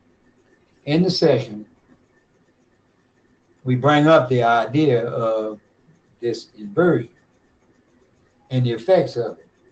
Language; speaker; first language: English; native; English